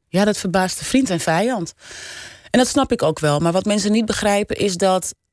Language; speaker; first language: Dutch; native; Dutch